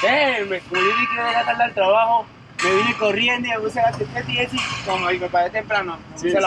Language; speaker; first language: Spanish; native; Spanish